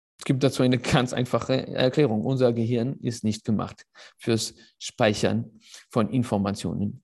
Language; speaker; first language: German; non-native, fluent; French